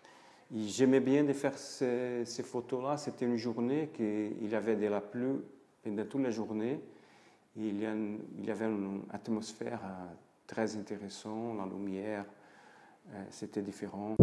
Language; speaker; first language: French; non-native, fluent; Portuguese